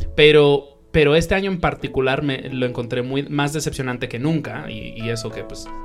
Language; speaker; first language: Spanish; native; Spanish